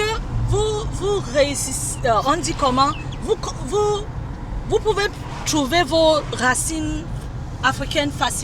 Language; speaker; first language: French; non-native, fluent; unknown